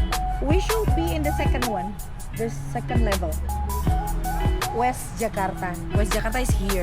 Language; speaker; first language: English; non-native, learner; Indonesian